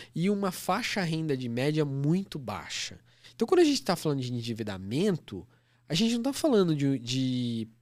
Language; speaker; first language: Portuguese; native; Portuguese